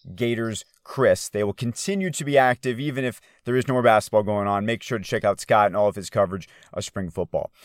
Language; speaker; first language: English; native; English